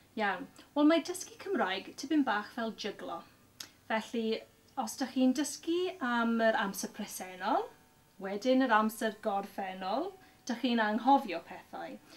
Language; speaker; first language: Welsh; non-native, local second language; English